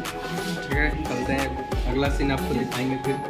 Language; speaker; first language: Hindi; native; Hindi